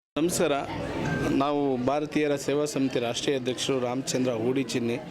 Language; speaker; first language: Kannada; native; Kannada